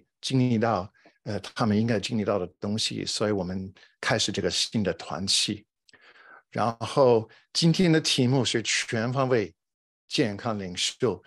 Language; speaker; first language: Chinese; non-native, fluent; English